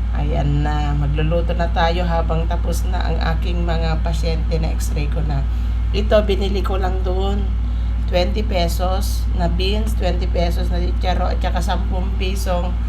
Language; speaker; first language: Filipino; native; Filipino